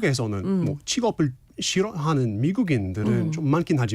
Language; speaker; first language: Korean; non-native, fluent; English